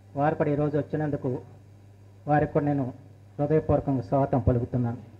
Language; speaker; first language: Telugu; native; Telugu